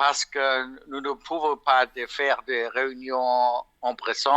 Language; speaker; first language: French; non-native, fluent; German